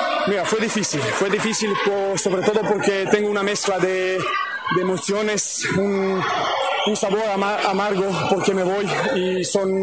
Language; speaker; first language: Spanish; non-native, fluent; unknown